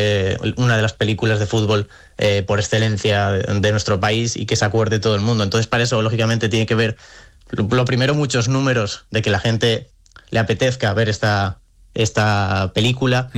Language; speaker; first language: Spanish; native; Spanish